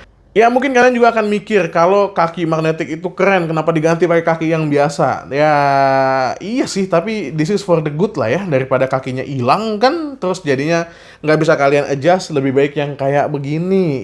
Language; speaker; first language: Indonesian; native; Indonesian